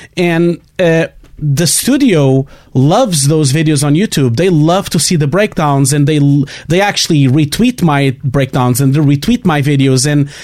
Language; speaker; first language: English; non-native, fluent; Portuguese